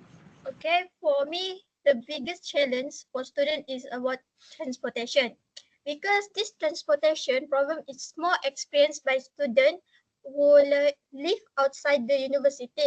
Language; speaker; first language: English; non-native, learner; Malay